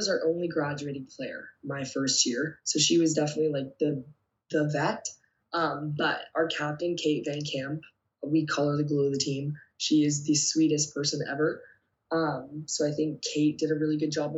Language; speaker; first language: English; native; English